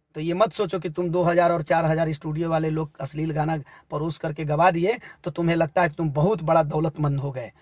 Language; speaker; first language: Hindi; native; Hindi